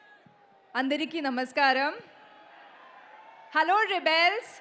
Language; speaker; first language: Telugu; non-native, learner; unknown